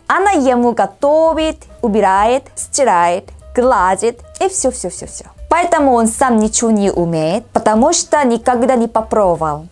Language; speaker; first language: Russian; non-native, learner; Korean